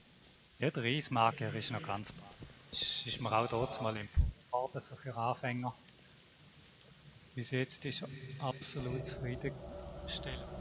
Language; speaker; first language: German; native; German